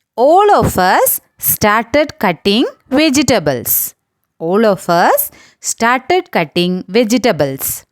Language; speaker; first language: English; non-native, local second language; Malayalam